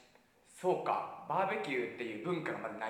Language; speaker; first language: Japanese; native; Japanese